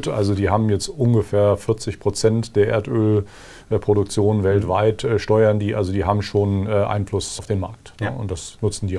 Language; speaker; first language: German; native; German